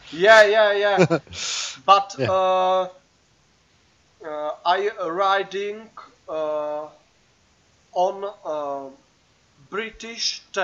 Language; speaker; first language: English; non-native, learner; Czech